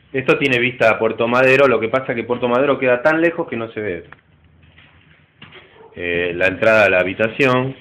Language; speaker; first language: Spanish; native; Spanish